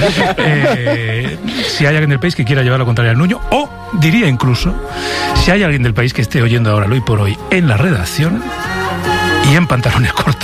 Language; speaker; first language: Spanish; native; Spanish